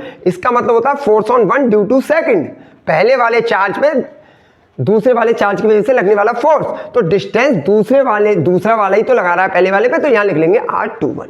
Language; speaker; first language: Hindi; native; Hindi